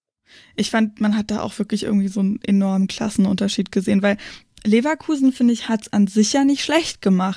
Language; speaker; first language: German; native; German